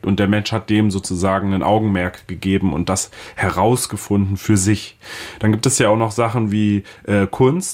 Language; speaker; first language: German; native; German